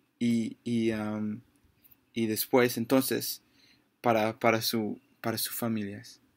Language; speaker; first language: Spanish; non-native, learner; English